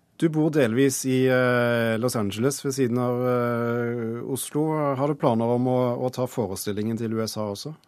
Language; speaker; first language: Norwegian; native; Norwegian